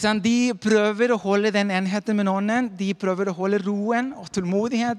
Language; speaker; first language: Norwegian; non-native, fluent; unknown